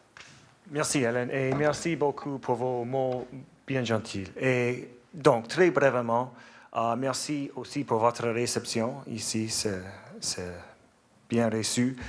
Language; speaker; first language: French; non-native, learner; English